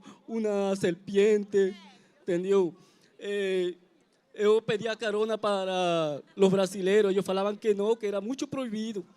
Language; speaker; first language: Portuguese; non-native, learner; Spanish